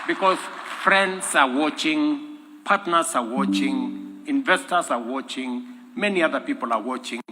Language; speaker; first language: English; non-native, local second language; Kalenjin